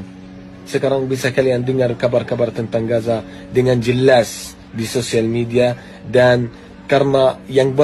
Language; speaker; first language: Indonesian; non-native, fluent; Arabic